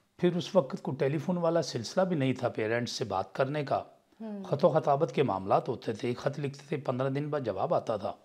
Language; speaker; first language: Urdu; non-native, local second language; Punjabi